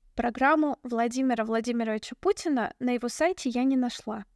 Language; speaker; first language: Russian; native; Russian